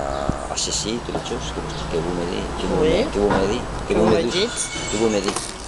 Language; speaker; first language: French; non-native, learner; Spanish